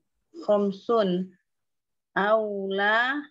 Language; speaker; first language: Arabic; non-native, learner; Indonesian